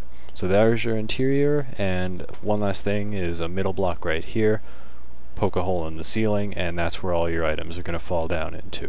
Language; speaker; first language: English; native; English